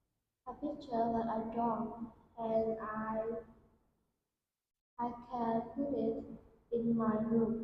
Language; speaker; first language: English; non-native, learner; Vietnamese